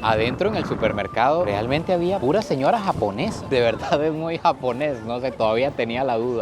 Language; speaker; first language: Spanish; native; Spanish